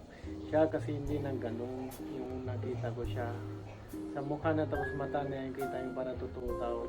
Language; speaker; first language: Filipino; non-native, learner; Punjabi